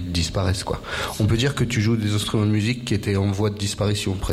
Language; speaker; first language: French; native; French